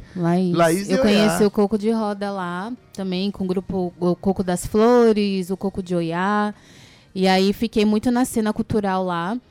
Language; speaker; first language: Portuguese; native; Portuguese